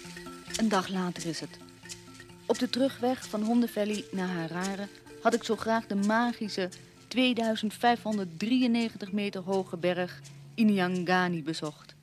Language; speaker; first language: Dutch; native; Dutch